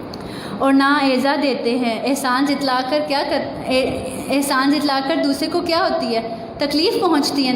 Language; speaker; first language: Urdu; native; Urdu